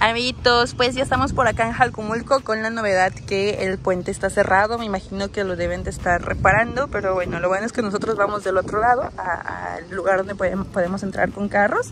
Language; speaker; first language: Spanish; native; Spanish